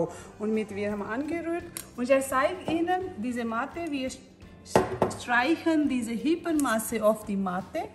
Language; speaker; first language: German; non-native, learner; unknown